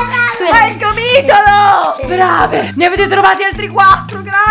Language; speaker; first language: Italian; native; Italian